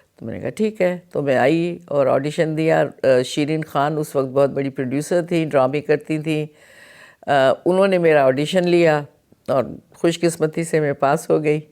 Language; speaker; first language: Urdu; non-native, local second language; Sindhi